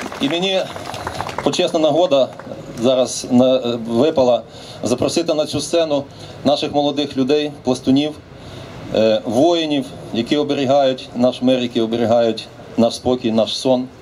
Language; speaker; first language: Ukrainian; native; Ukrainian